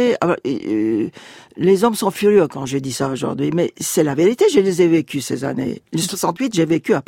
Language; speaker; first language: French; non-native, fluent; Turkish